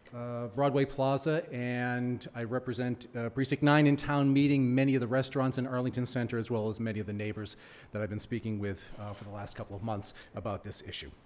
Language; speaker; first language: English; native; English